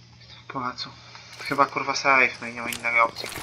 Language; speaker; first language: Polish; native; Polish